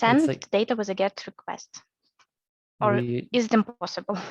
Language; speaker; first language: English; non-native, fluent; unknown